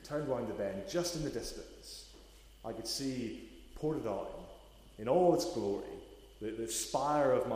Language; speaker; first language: English; native; English